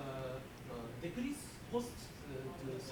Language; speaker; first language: English; non-native, learner; Japanese